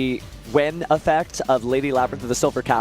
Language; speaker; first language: English; native; English